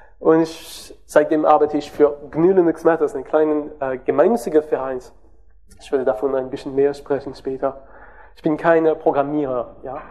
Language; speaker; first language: German; non-native, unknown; French